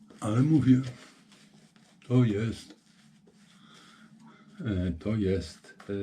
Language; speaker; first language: Polish; native; Polish